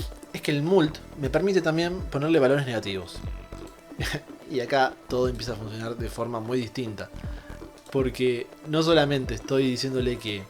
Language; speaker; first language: Spanish; native; Spanish